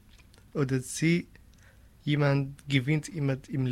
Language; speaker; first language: German; non-native, learner; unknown